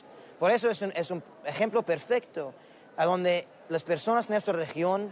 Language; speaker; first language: Spanish; non-native, learner; Arabic